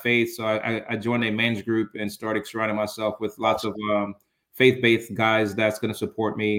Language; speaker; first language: English; early bilingual, other home language; Jamaican Creole English